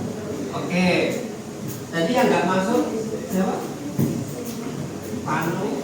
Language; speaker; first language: Indonesian; native; Indonesian